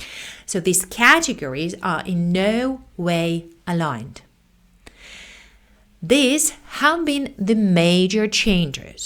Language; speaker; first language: English; non-native, fluent; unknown